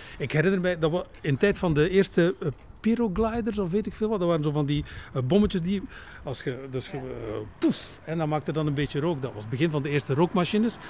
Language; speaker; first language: Dutch; native; Dutch